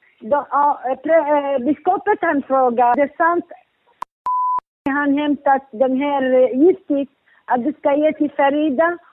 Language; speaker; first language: Swedish; non-native, learner; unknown